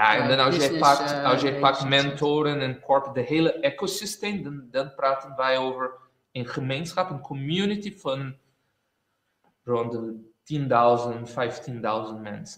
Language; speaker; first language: Dutch; non-native, fluent; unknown